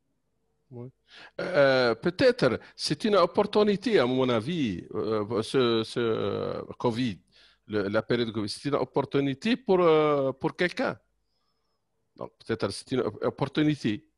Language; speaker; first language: French; non-native, local second language; Arabic